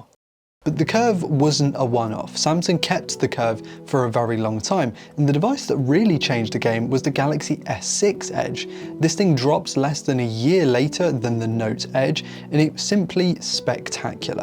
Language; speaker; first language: English; native; English